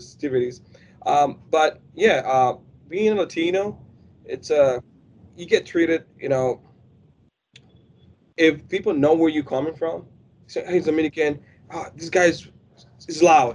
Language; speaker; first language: English; non-native, fluent; Spanish